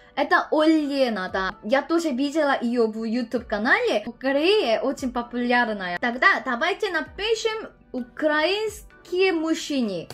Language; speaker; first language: Russian; non-native, learner; Korean